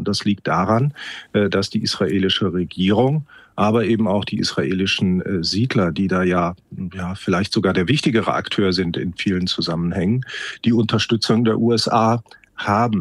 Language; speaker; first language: German; native; German